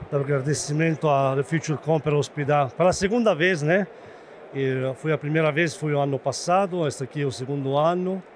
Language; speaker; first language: Portuguese; non-native, fluent; Italian